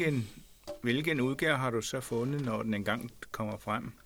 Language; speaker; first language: Danish; native; Danish